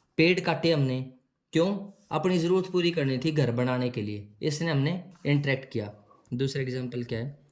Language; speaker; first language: Hindi; native; Hindi